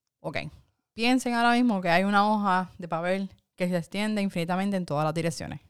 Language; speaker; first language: Spanish; early bilingual, heritage; Spanish